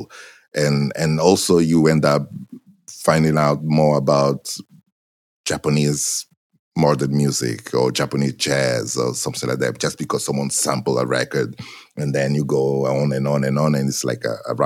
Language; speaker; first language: English; non-native, fluent; Portuguese